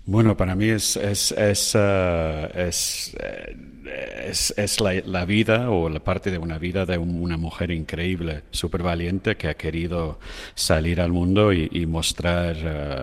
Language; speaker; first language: Spanish; non-native, fluent; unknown